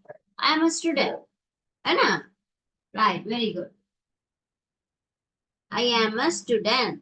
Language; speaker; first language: English; non-native, local second language; Tamil